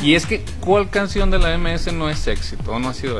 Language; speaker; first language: Spanish; native; Spanish